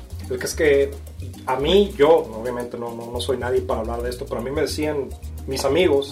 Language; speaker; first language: Spanish; native; Spanish